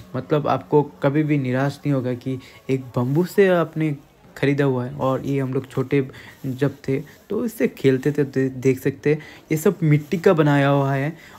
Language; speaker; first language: Hindi; non-native, local second language; Bangla